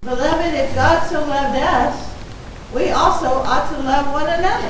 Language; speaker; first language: English; native; English